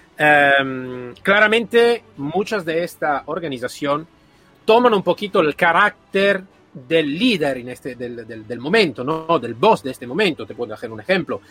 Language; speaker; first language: Spanish; non-native, fluent; Italian